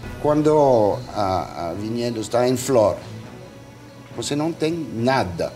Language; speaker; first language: Portuguese; non-native, fluent; French